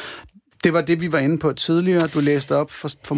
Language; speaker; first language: Danish; native; Danish